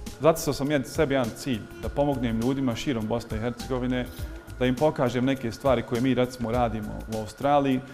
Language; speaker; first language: Bosnian; early bilingual, heritage; Bosnian